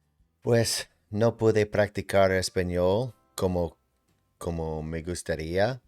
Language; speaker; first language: Spanish; non-native, learner; English